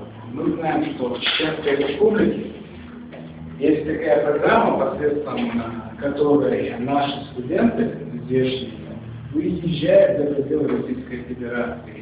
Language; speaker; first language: Russian; non-native, local second language; Chechen